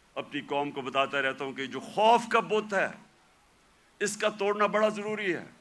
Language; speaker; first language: Urdu; native; Urdu